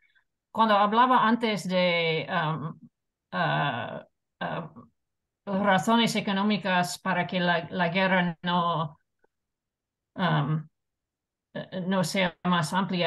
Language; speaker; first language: Spanish; non-native, fluent; English